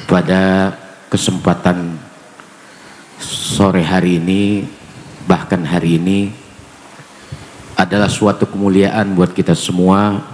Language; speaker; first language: Indonesian; native; Indonesian